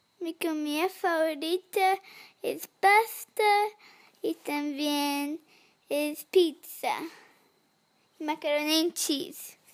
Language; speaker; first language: Spanish; early bilingual, heritage; English